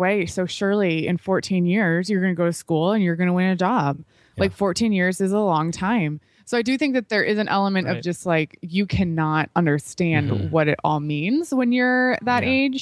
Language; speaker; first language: English; native; English